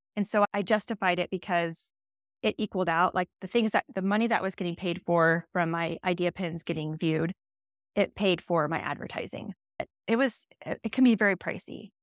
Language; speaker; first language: English; native; English